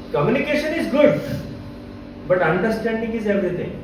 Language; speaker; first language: English; non-native, local second language; Marathi